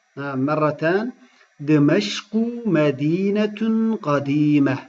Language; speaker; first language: Arabic; non-native, fluent; Turkish